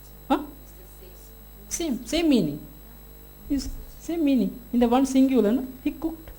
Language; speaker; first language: English; non-native, learner; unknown